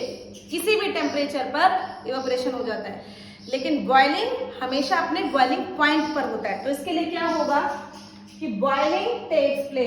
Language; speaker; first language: Hindi; native; Hindi